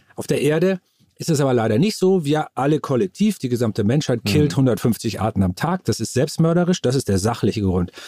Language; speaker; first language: German; native; German